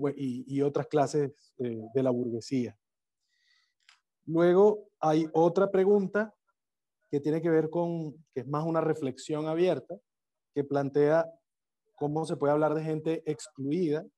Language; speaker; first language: Spanish; native; Spanish